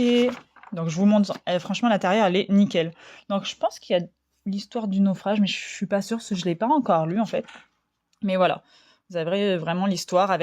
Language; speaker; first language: French; native; French